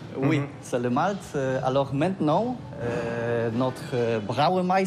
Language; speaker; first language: French; non-native, fluent; Polish